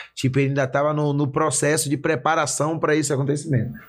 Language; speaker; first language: Portuguese; native; Portuguese